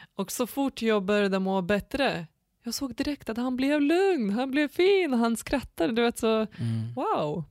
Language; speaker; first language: Swedish; non-native, fluent; Lithuanian